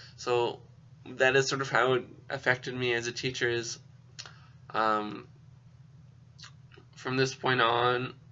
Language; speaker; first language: English; native; English